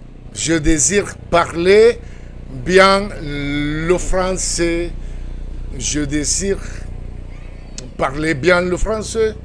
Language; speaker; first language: French; non-native, fluent; Spanish